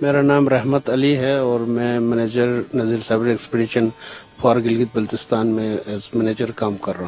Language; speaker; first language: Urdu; non-native, local second language; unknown